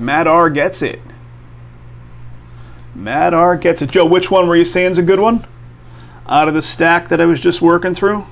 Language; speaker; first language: English; native; English